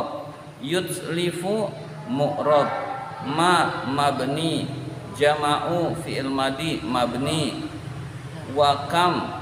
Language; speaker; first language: Arabic; non-native, fluent; Indonesian